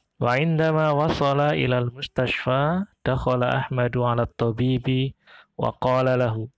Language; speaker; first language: Arabic; non-native, fluent; Indonesian